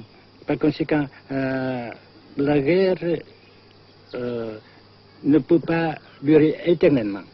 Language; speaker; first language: French; non-native, fluent; Vietnamese